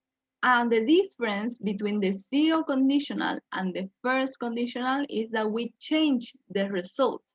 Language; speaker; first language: English; non-native, fluent; Spanish